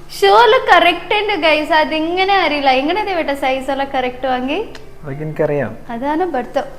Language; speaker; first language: Malayalam; non-native, learner; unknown